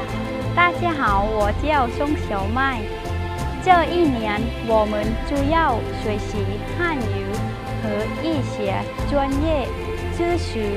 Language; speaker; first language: Chinese; non-native, learner; Lao